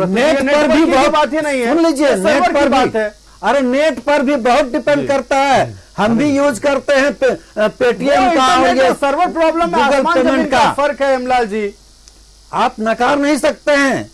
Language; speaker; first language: Hindi; native; Hindi